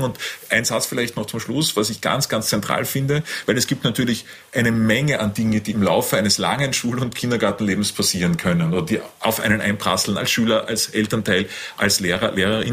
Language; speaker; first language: German; native; German